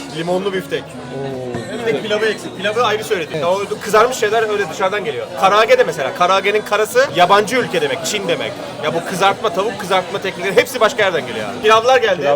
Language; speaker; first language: Turkish; native; Turkish